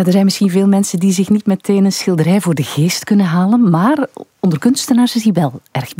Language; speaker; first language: Dutch; native; Dutch